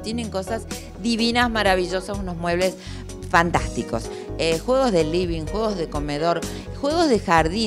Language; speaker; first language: Spanish; native; Spanish